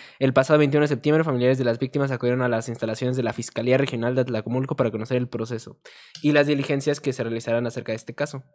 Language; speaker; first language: Spanish; native; Spanish